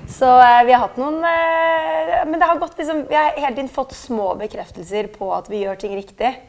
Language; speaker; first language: Norwegian; early bilingual, other home language; German